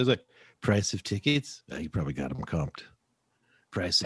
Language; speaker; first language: English; native; English